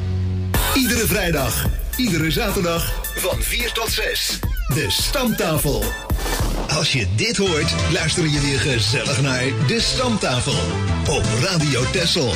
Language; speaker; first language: Dutch; native; Dutch